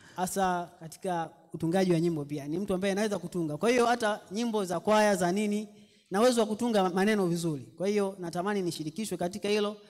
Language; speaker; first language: Swahili; native; Swahili